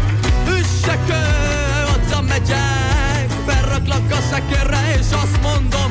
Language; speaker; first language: Hungarian; native; Hungarian